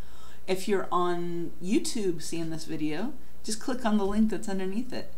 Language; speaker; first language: English; native; English